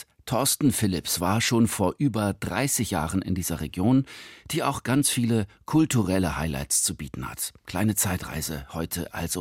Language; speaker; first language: German; native; German